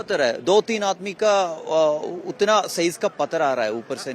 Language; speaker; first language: Hindi; non-native, local second language; Malayalam